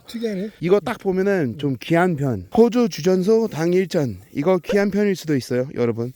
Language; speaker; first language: Korean; non-native, fluent; English